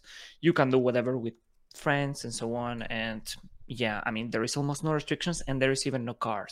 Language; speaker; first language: English; non-native, fluent; Spanish